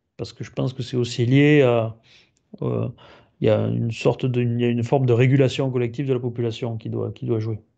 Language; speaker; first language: French; native; French